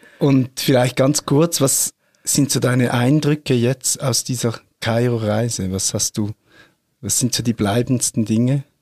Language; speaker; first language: German; native; German